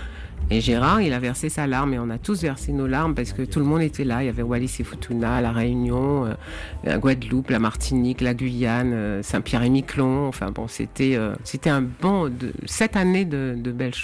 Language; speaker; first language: French; native; French